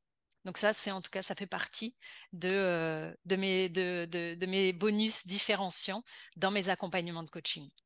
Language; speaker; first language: French; native; French